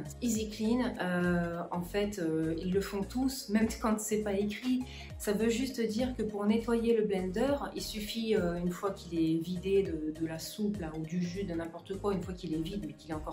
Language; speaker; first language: French; native; French